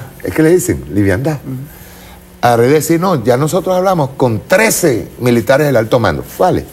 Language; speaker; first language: Spanish; native; Spanish